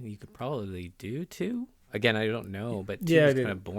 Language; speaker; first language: English; native; English